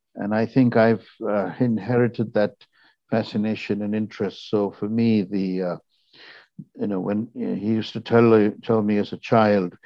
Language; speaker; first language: English; non-native, local second language; Tamil